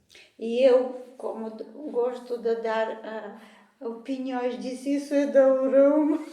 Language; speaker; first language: Portuguese; non-native, fluent; Bulgarian